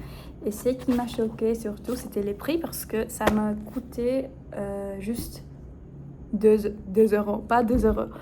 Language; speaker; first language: French; non-native, fluent; Spanish